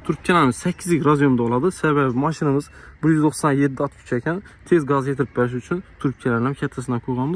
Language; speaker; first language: Uzbek; native; Uzbek